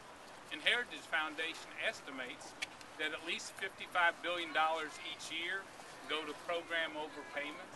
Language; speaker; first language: English; native; English